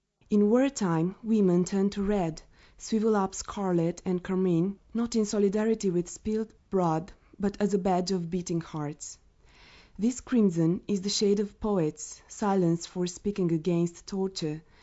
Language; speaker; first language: English; non-native, fluent; Romanian